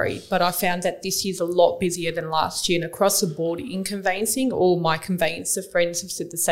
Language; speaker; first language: English; native; English